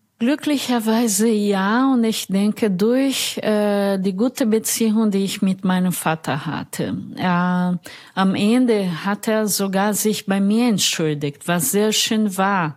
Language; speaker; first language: German; non-native, fluent; Portuguese